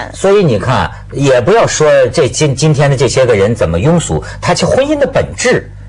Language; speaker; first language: Chinese; native; Chinese